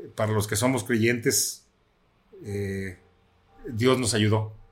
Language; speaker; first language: Spanish; native; Spanish